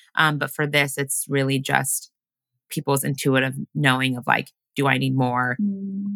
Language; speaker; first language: English; early bilingual, other home language; Ganda